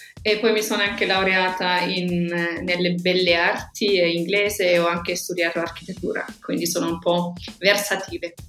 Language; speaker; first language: Italian; non-native, fluent; German